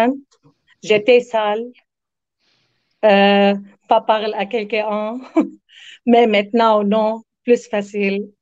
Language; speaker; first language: French; non-native, learner; Arabic